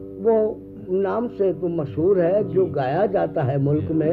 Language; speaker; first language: Urdu; non-native, local second language; Punjabi